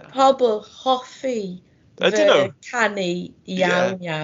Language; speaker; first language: Welsh; non-native, learner; English